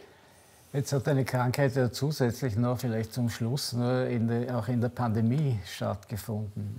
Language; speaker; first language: German; native; German